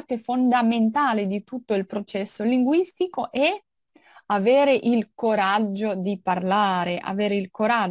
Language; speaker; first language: Italian; non-native, fluent; Russian